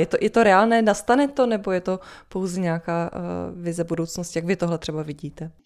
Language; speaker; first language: Czech; native; Czech